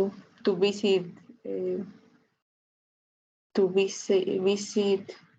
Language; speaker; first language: English; non-native, learner; Spanish